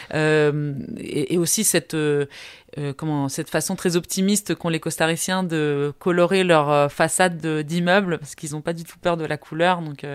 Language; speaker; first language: French; early bilingual, heritage; Spanish